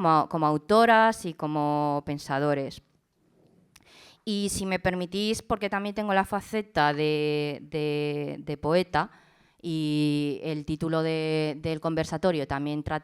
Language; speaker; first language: Spanish; early bilingual, other home language; Chinese